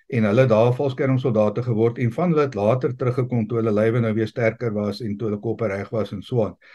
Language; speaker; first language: Afrikaans; native; Afrikaans